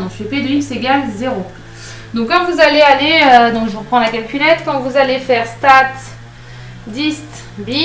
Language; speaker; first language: French; native; French